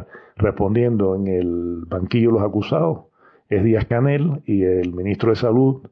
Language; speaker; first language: Spanish; native; Spanish